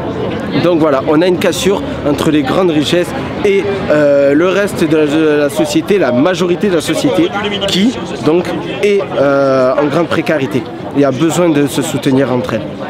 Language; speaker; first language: French; native; French